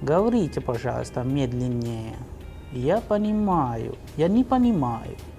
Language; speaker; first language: Russian; non-native, fluent; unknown